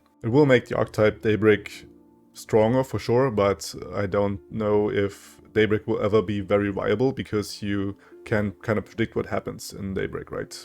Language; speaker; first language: English; non-native, fluent; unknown